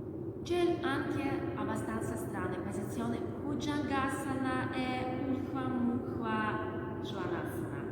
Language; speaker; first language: Italian; non-native, learner; Russian